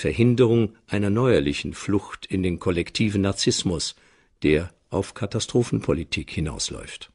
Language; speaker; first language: German; native; German